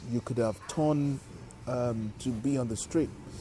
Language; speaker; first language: English; non-native, local second language; Yoruba